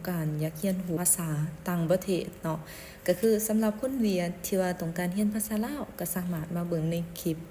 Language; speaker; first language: Thai; non-native, local second language; Lao